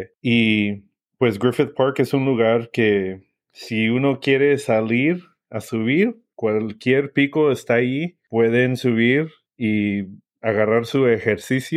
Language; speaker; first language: Spanish; early bilingual, heritage; English